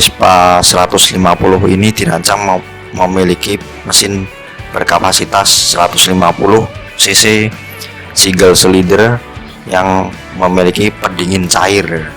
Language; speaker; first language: Indonesian; native; Indonesian